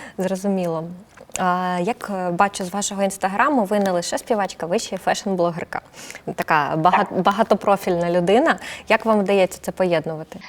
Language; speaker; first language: Ukrainian; native; Ukrainian